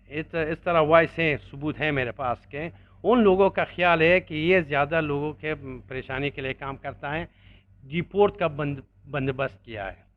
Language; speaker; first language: Hindi; non-native, learner; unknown